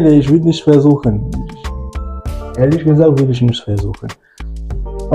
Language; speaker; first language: German; non-native, learner; French